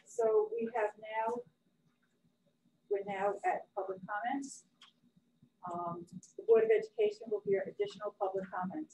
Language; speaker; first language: English; native; English